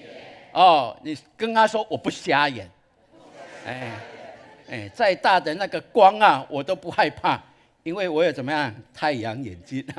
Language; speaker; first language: Chinese; native; Chinese